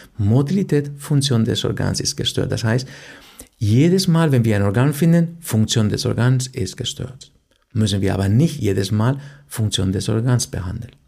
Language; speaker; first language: German; non-native, fluent; Spanish